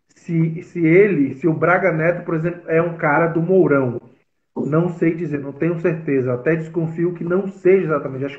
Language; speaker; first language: Portuguese; native; Portuguese